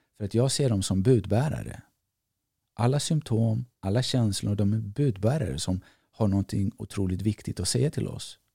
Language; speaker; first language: Swedish; early bilingual, other home language; Greek